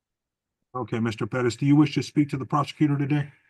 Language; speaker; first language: English; native; English